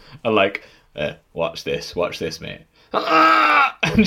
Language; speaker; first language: English; native; English